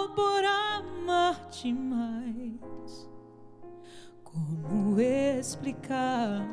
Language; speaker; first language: Portuguese; native; Portuguese